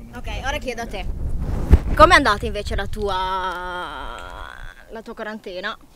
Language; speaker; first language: Italian; non-native, fluent; Portuguese